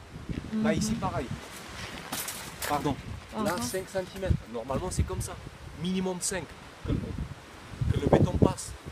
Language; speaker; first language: French; native; French